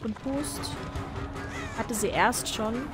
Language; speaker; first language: German; native; German